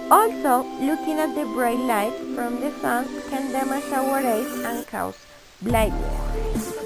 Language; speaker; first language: English; non-native, fluent; Spanish